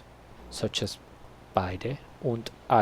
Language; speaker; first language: German; non-native, learner; Spanish